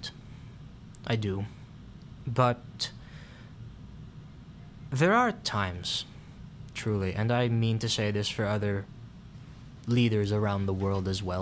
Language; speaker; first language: English; non-native, local second language; Filipino